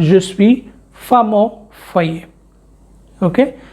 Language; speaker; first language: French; non-native, fluent; Hindi